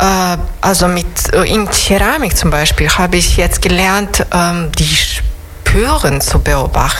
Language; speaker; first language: German; non-native, fluent; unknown